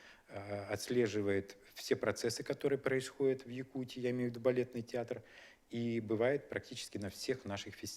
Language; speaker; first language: Russian; native; Russian